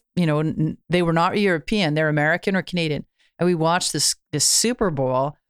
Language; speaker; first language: English; native; English